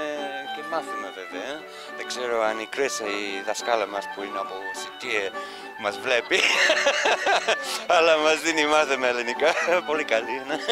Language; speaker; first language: Greek; non-native, learner; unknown